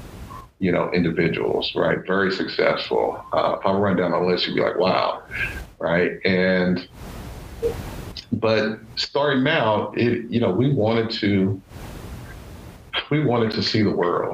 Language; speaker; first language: English; native; English